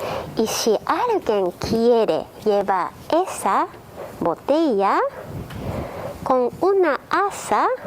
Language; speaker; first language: Spanish; non-native, learner; Japanese